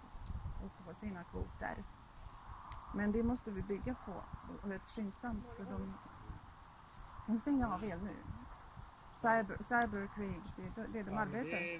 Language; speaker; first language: Swedish; non-native, fluent; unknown